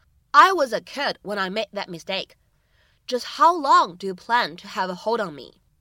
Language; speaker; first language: English; non-native, fluent; Chinese